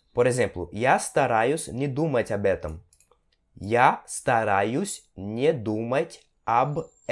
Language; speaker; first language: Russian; non-native, fluent; Portuguese